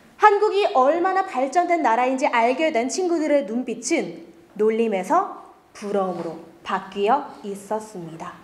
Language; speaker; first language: Korean; early bilingual, other home language; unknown